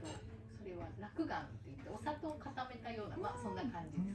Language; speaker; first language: Japanese; native; Japanese